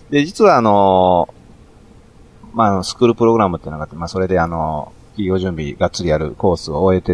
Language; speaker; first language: Japanese; native; Japanese